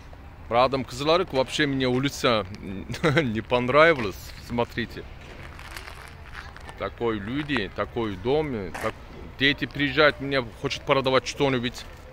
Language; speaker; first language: Russian; non-native, learner; Turkish